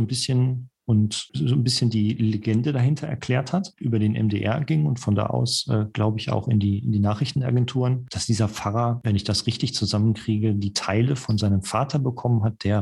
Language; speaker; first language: German; native; German